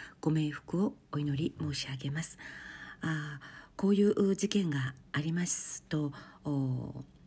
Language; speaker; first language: Korean; non-native, fluent; Japanese